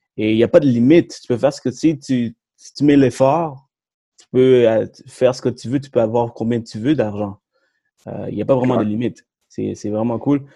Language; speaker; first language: French; early bilingual, other home language; Tamil